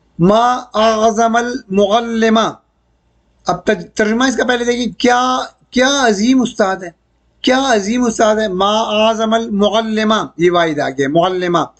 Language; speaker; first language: Urdu; native; Urdu